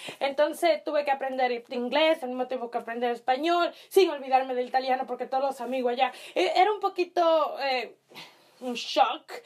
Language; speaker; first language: Spanish; early bilingual, heritage; Spanish